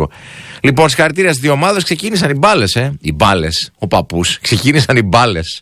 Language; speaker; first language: Greek; native; Greek